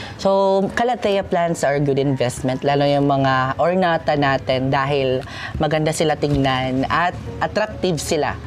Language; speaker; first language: Filipino; non-native, local second language; Waray